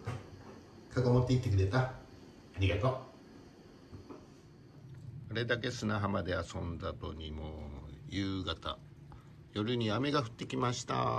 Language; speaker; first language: Japanese; native; Japanese